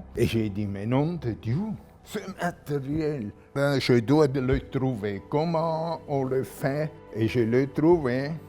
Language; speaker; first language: French; non-native, local second language; German